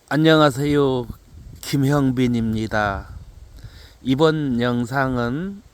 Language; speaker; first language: Korean; native; Korean